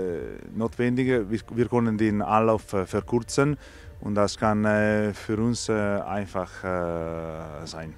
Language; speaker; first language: German; non-native, learner; Italian